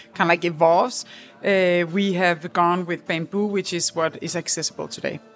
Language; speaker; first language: English; non-native, fluent; Danish